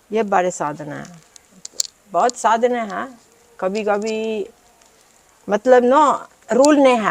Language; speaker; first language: Hindi; non-native, learner; Italian